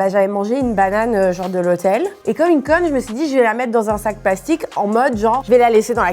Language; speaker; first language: French; native; French